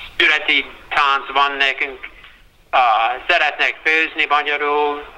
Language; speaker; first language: Hungarian; early bilingual, heritage; Hungarian